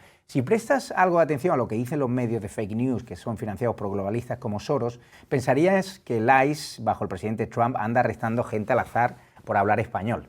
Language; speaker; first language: Spanish; native; Spanish